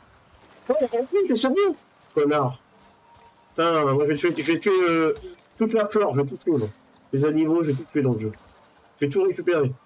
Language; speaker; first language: French; native; French